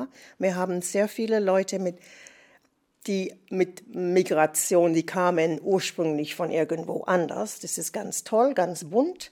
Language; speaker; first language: German; non-native, fluent; English